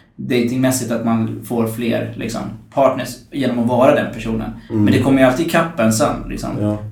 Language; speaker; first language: Swedish; native; Swedish